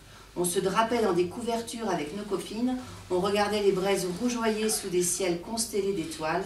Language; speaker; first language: French; native; French